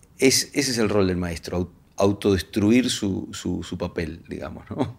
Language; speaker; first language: Spanish; native; Spanish